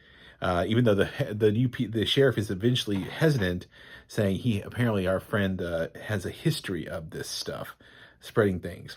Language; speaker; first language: English; native; English